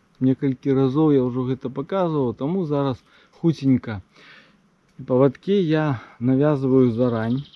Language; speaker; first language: Belarusian; non-native, local second language; Russian